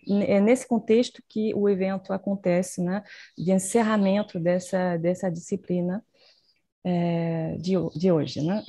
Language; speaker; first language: Portuguese; non-native, fluent; French